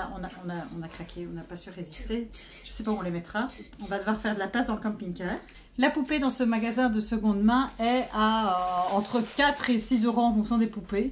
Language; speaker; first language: French; native; French